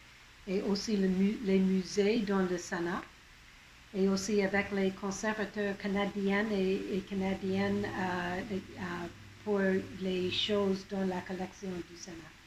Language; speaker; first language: French; non-native, local second language; English